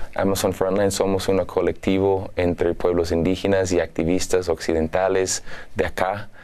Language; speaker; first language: Spanish; non-native, fluent; English